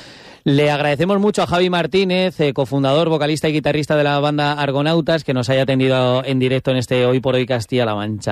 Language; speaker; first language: Spanish; native; Spanish